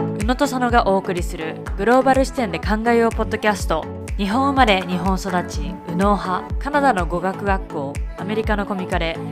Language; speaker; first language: Japanese; native; Japanese